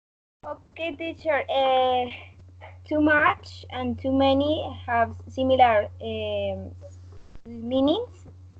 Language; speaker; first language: English; non-native, learner; Spanish